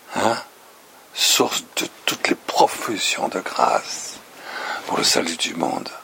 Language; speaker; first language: French; native; French